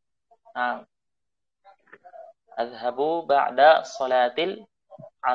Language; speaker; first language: Arabic; non-native, fluent; Indonesian